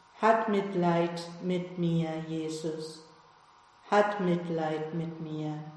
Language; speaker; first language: German; non-native, fluent; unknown